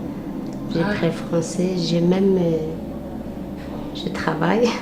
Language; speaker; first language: French; non-native, learner; Arabic